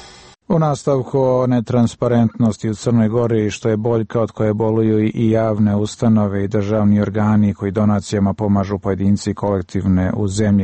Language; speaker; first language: Bosnian; native; Bosnian